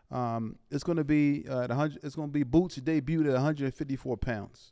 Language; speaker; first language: English; native; English